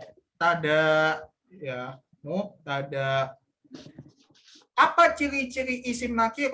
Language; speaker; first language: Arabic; non-native, fluent; Indonesian